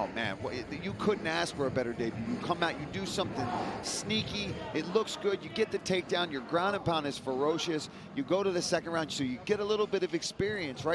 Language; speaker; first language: English; native; English